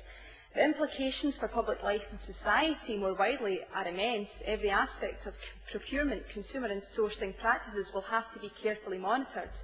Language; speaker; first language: English; native; English